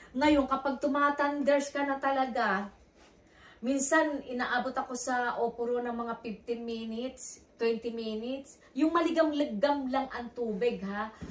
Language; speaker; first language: Filipino; native; Filipino